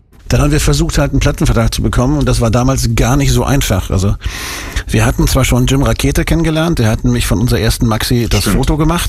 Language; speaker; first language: German; native; German